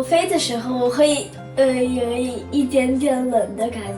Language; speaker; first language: Chinese; early bilingual, heritage; Chinese